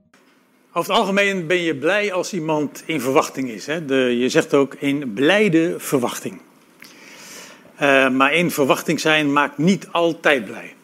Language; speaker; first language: Dutch; native; Dutch